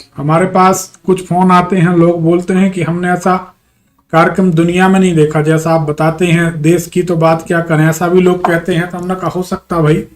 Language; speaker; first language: Hindi; native; Hindi